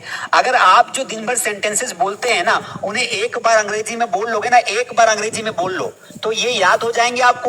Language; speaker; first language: Hindi; native; Hindi